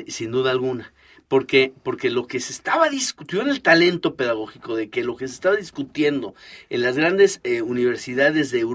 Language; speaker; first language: Spanish; native; Spanish